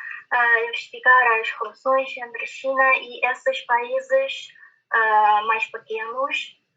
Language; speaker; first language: Portuguese; non-native, fluent; Chinese